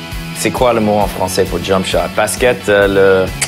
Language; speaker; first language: French; non-native, fluent; English